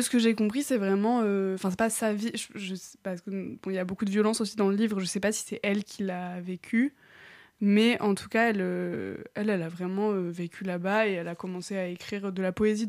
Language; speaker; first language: French; native; French